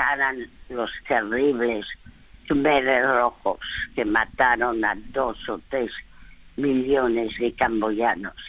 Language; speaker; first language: Spanish; early bilingual, other home language; French